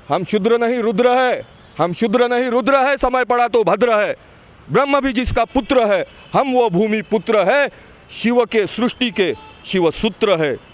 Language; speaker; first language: Hindi; non-native, local second language; Marathi